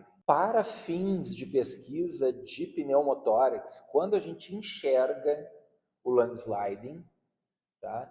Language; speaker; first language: Portuguese; native; Portuguese